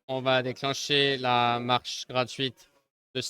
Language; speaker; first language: French; native; French